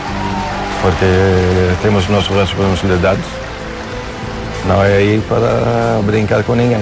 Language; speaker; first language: Portuguese; non-native, fluent; Swedish